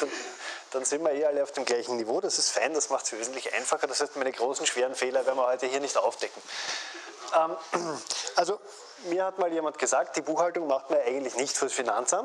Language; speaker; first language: German; native; German